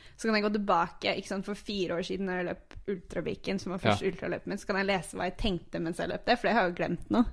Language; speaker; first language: Norwegian; early bilingual, other home language; English